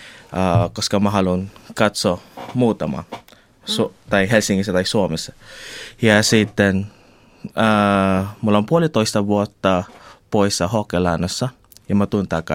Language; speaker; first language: Finnish; non-native, learner; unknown